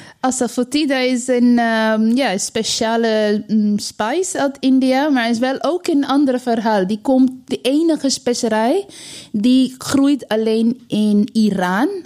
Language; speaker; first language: Dutch; non-native, learner; Bangla